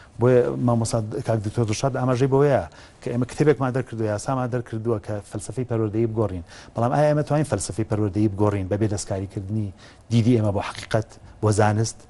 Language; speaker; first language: Central Kurdish; native; Central Kurdish